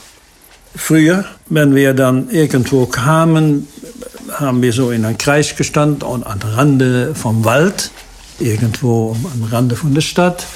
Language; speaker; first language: German; non-native, fluent; Dutch